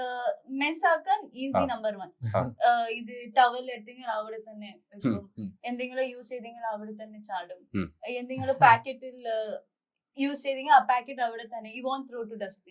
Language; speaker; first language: Malayalam; non-native, learner; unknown